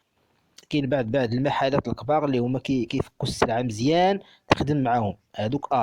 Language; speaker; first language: Arabic; native; Arabic